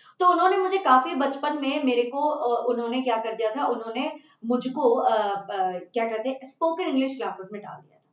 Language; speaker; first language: Hindi; non-native, local second language; Bangla